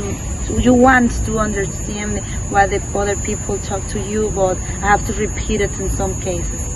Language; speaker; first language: English; non-native, learner; Spanish